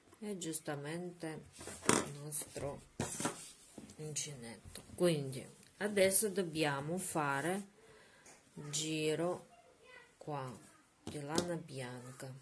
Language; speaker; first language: Italian; non-native, learner; Russian